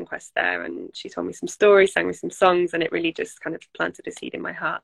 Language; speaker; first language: English; native; English